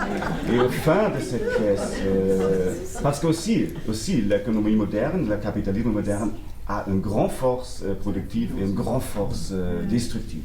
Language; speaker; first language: French; non-native, learner; German